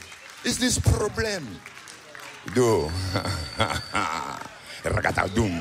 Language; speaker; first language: English; non-native, learner; German